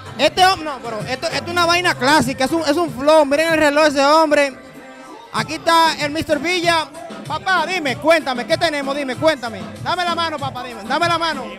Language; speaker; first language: Spanish; native; Spanish